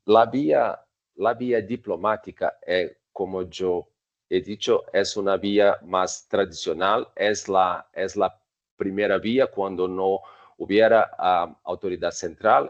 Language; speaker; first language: Spanish; non-native, fluent; Portuguese